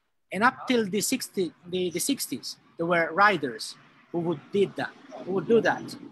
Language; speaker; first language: English; non-native, fluent; Italian